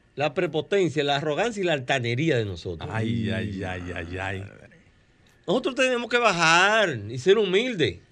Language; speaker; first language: Spanish; native; Spanish